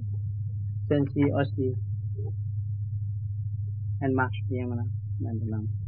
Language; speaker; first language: French; non-native, learner; Vietnamese